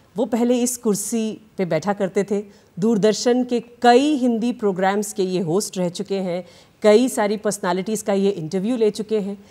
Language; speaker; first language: Hindi; native; Hindi